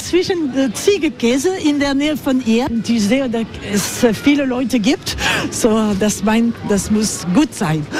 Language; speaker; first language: German; non-native, learner; French